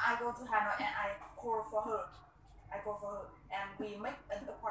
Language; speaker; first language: English; non-native, learner; Vietnamese